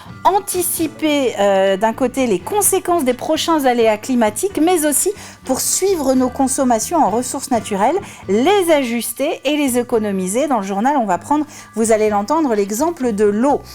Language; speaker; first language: French; native; French